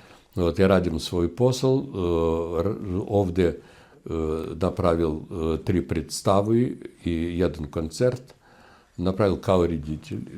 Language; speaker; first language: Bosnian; non-native, fluent; Russian